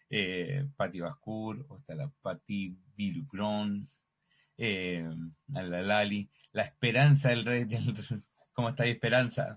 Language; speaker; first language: Spanish; native; Spanish